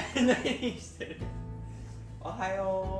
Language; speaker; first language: Japanese; non-native, learner; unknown